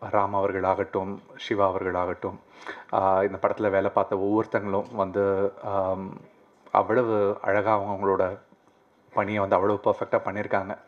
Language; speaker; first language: Tamil; native; Tamil